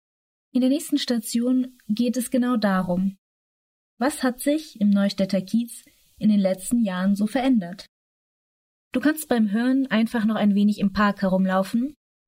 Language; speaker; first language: German; native; German